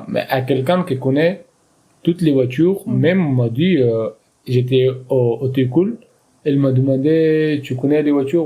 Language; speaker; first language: French; non-native, learner; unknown